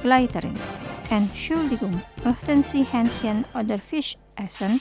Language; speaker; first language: German; non-native, fluent; Indonesian